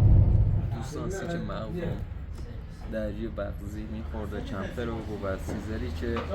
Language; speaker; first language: Persian; native; Persian